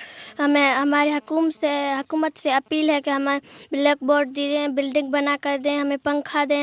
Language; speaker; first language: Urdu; non-native, local second language; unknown